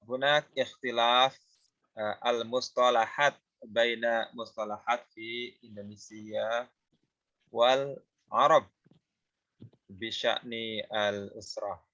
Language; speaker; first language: Arabic; non-native, fluent; Indonesian